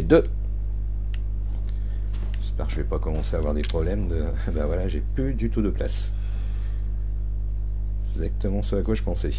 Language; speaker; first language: French; native; French